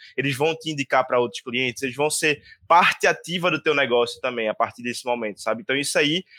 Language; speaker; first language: Portuguese; native; Portuguese